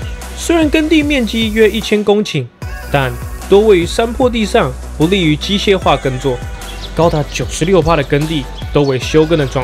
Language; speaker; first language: Chinese; native; Chinese